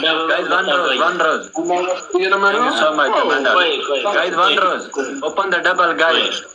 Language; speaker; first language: English; non-native, learner; Amharic